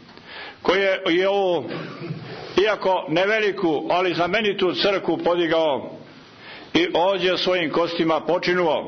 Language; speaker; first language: Croatian; native; Croatian